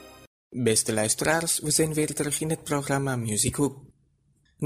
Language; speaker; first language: Dutch; non-native, fluent; Indonesian